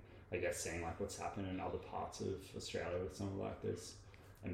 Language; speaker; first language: English; native; English